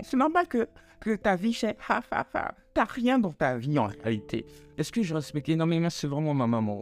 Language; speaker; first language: French; native; French